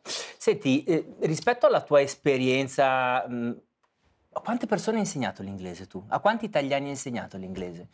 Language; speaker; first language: Italian; native; Italian